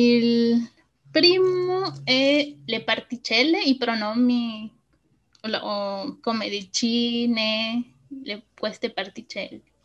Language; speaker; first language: Italian; non-native, fluent; Spanish